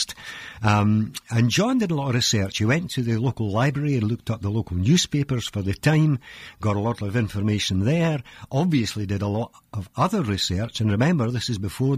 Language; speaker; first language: English; native; English